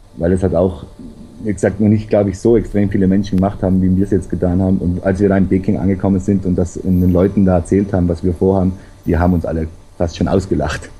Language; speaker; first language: German; native; German